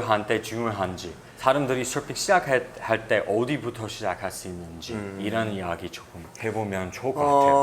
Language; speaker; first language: Korean; non-native, fluent; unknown